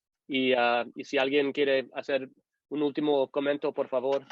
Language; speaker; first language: Spanish; non-native, fluent; English